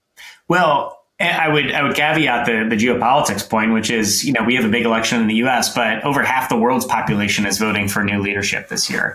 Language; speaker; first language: English; native; English